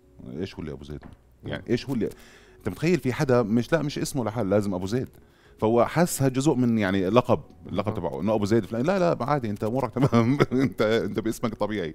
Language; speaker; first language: Arabic; native; Arabic